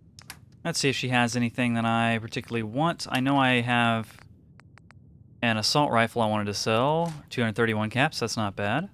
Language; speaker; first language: English; native; English